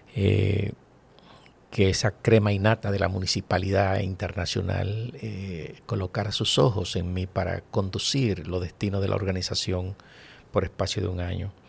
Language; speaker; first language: Spanish; native; Spanish